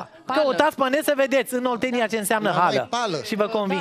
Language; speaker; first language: Romanian; native; Romanian